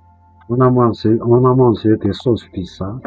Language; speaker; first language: French; non-native, local second language; Malagasy